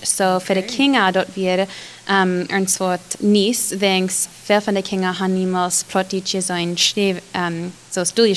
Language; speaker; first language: German; non-native, learner; Plautdietsch